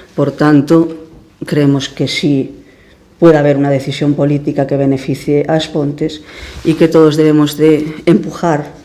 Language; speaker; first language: Spanish; native; Spanish